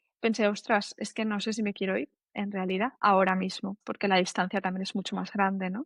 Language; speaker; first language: Spanish; native; Spanish